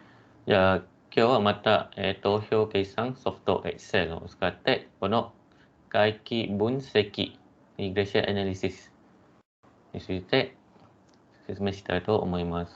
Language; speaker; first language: Japanese; non-native, fluent; Malay